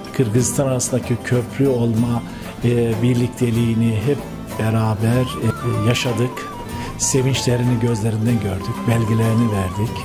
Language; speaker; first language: Turkish; native; Turkish